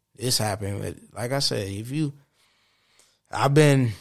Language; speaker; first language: English; native; English